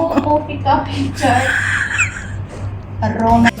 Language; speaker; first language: English; non-native, local second language; Filipino